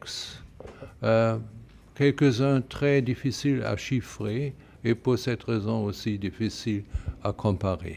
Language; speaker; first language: French; non-native, fluent; German